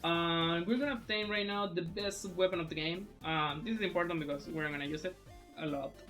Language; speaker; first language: English; non-native, fluent; Spanish